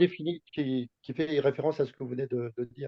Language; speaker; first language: French; native; French